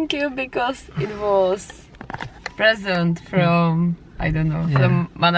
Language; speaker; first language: English; non-native, learner; Czech